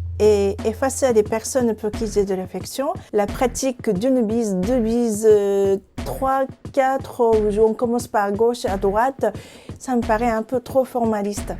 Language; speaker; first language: French; non-native, fluent; Japanese